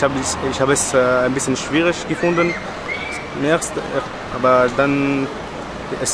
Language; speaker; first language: German; non-native, learner; Arabic